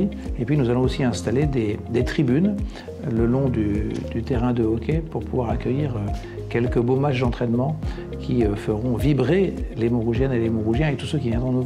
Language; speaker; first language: French; native; French